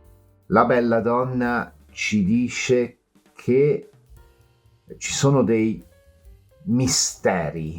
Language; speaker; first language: Italian; native; Italian